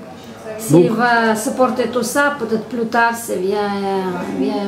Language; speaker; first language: French; non-native, learner; Russian